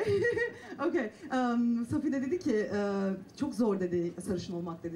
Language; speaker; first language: Turkish; native; Turkish